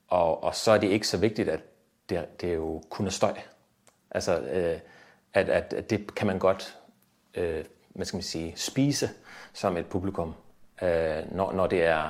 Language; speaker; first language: Danish; native; Danish